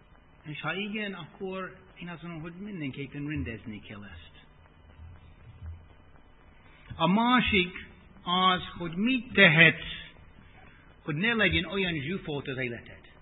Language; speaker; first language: Hungarian; non-native, fluent; English